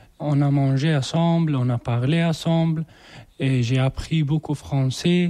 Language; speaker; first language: French; non-native, learner; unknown